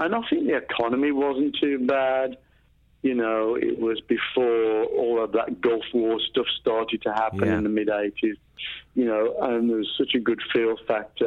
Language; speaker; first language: English; native; English